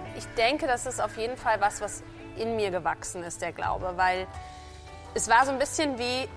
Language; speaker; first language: German; native; German